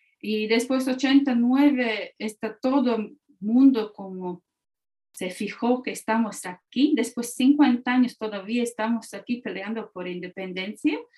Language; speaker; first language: Spanish; non-native, fluent; Latvian